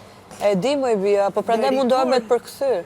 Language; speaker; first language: Albanian; native; Albanian